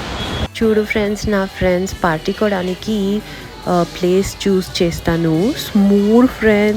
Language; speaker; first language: Telugu; non-native, learner; Kannada